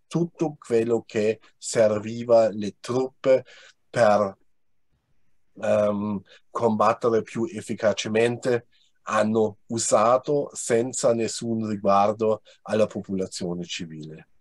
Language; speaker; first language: Italian; non-native, fluent; German